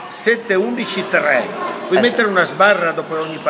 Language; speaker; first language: Italian; native; Italian